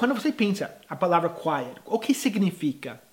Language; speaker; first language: Portuguese; non-native, fluent; English